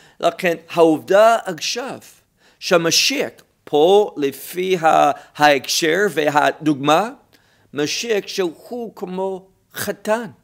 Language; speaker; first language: Hebrew; non-native, fluent; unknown